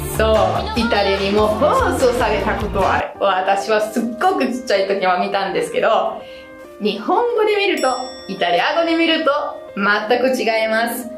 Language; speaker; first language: Japanese; non-native, fluent; Italian